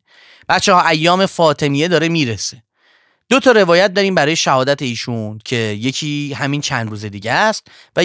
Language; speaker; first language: Persian; native; Persian